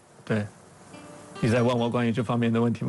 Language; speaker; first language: Chinese; non-native, fluent; English